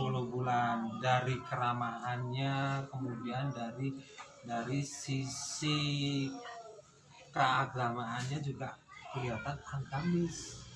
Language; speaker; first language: Indonesian; non-native, local second language; Javanese